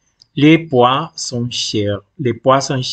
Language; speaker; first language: French; non-native, fluent; Spanish